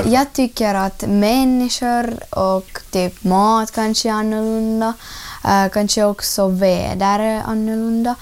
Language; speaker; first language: Swedish; early bilingual, other home language; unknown